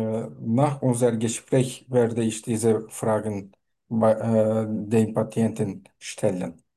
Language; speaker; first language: German; non-native, fluent; Turkish